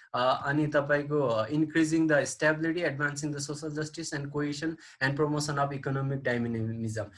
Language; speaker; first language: English; non-native, local second language; Nepali